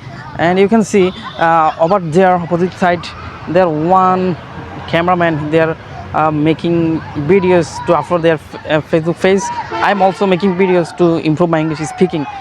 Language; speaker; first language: English; non-native, learner; Bangla